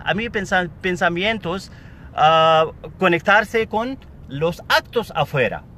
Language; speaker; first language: Spanish; non-native, learner; Pashto